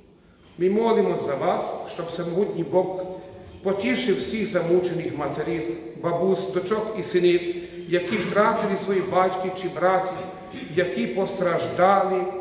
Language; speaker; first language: Ukrainian; non-native, fluent; Croatian